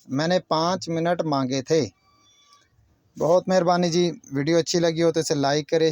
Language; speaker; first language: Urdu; non-native, local second language; Punjabi